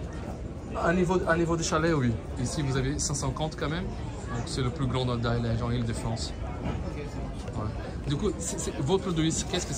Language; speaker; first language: French; non-native, fluent; Portuguese